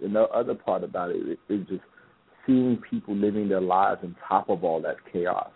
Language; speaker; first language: English; non-native, fluent; Haitian Creole